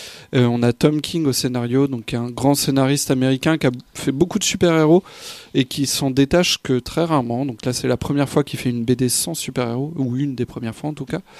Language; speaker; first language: French; native; French